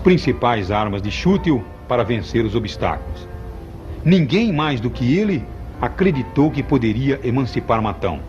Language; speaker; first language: Portuguese; native; Portuguese